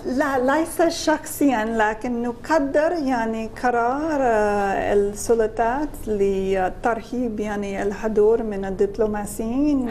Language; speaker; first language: Arabic; non-native, fluent; English